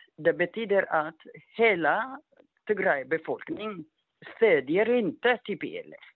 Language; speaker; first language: Swedish; non-native, fluent; Amharic